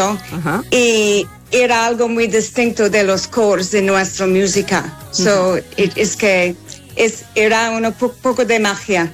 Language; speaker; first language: Spanish; non-native, fluent; English